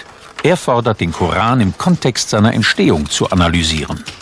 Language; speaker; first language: German; native; German